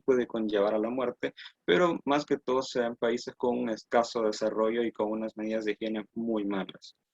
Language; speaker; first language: Spanish; native; Spanish